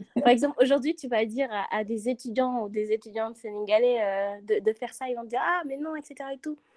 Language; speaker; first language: French; non-native, local second language; Wolof